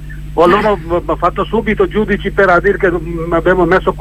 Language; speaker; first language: Italian; non-native, learner; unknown